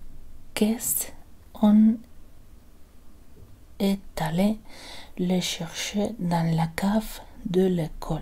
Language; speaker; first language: French; non-native, learner; Spanish